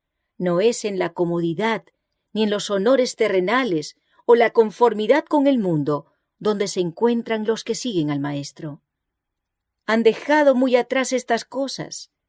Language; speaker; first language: Spanish; native; Spanish